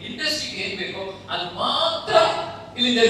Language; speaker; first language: Kannada; non-native, local second language; Telugu